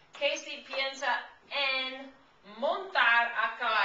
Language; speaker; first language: Spanish; non-native, fluent; English